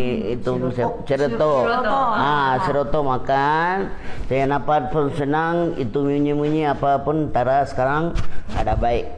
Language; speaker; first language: Indonesian; non-native, local second language; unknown